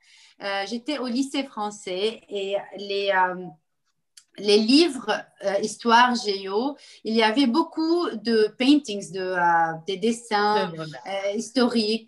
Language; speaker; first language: French; non-native, local second language; Arabic